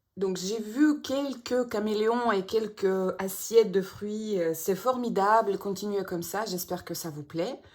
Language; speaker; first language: French; non-native, fluent; Russian